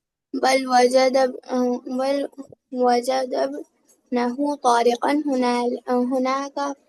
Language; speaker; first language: Arabic; non-native, learner; Urdu